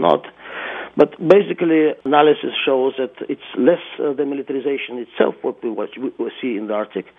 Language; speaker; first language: English; non-native, fluent; Russian